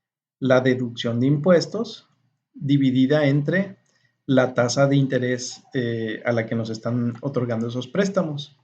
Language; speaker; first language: Spanish; native; Spanish